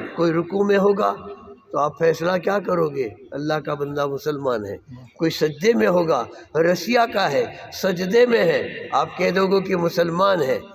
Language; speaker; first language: Urdu; non-native, local second language; Gujarati